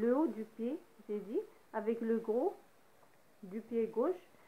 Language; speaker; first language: French; non-native, local second language; Arabic